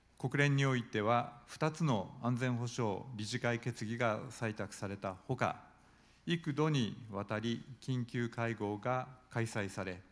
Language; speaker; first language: Japanese; native; Japanese